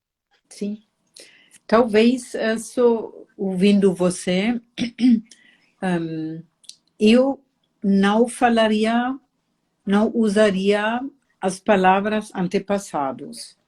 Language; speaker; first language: Portuguese; non-native, fluent; German